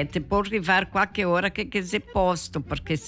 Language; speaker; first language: Italian; early bilingual, heritage; Portuguese